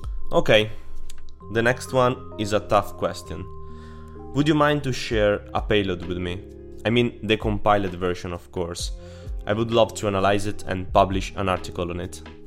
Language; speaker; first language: English; non-native, fluent; Italian